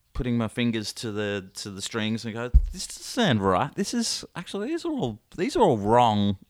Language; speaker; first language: English; native; English